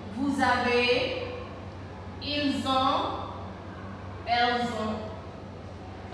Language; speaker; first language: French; non-native, learner; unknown